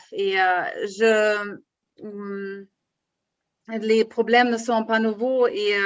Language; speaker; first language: French; non-native, learner; German